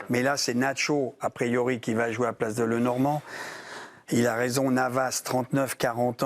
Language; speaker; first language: French; native; French